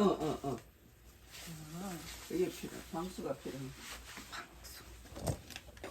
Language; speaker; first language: Korean; native; Korean